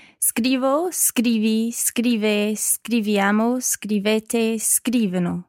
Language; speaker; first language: Italian; non-native, learner; English